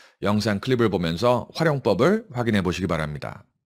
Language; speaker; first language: Korean; native; Korean